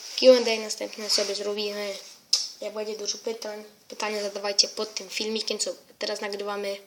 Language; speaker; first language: Polish; native; Polish